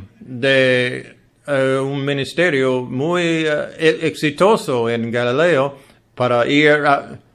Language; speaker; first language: Spanish; non-native, learner; English